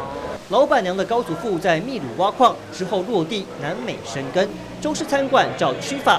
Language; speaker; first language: Chinese; native; Chinese